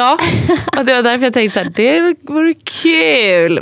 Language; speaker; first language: Swedish; native; Swedish